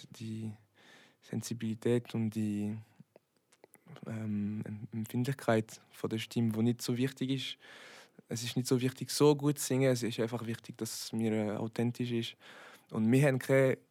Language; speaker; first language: German; non-native, local second language; French